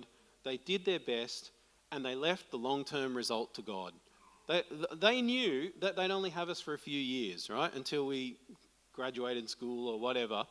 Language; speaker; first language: English; native; English